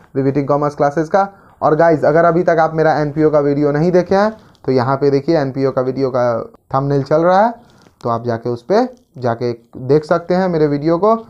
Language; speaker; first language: Hindi; native; Hindi